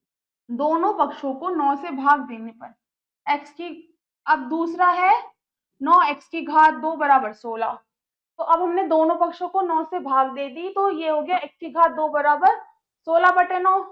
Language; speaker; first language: Hindi; native; Hindi